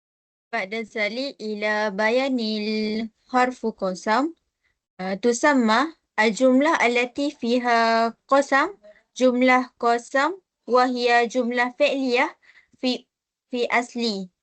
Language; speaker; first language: Arabic; non-native, learner; Malay